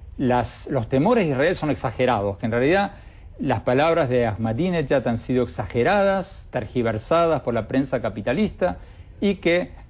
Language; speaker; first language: Spanish; native; Spanish